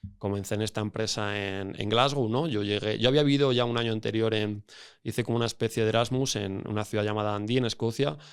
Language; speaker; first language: Spanish; native; Spanish